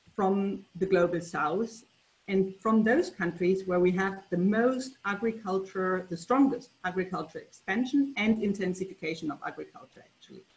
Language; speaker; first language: English; non-native, fluent; German